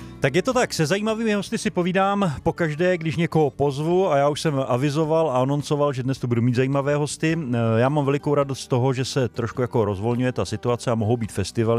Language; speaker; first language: Czech; native; Czech